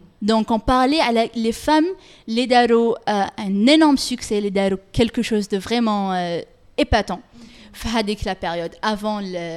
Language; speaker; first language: French; non-native, local second language; Arabic